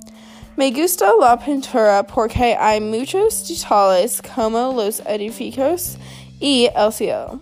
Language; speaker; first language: Spanish; non-native, learner; English